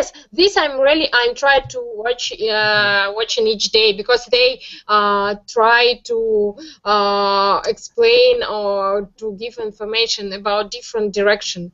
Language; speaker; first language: English; non-native, learner; Russian